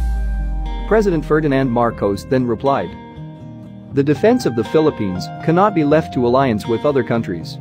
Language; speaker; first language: English; non-native, local second language; Filipino